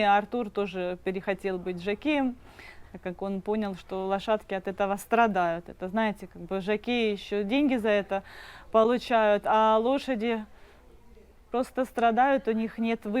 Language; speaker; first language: Russian; native; Russian